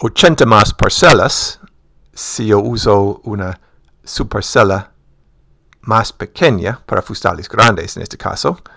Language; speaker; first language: Spanish; non-native, fluent; English